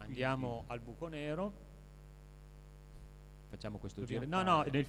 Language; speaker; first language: Italian; native; Italian